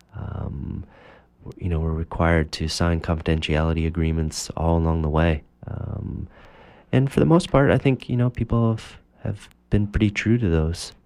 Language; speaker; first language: English; native; English